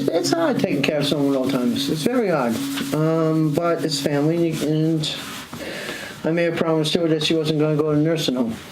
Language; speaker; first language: English; native; English